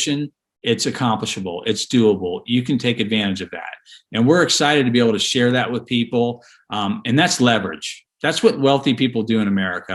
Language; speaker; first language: English; native; English